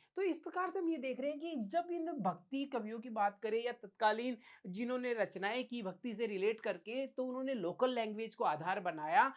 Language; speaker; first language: Hindi; native; Hindi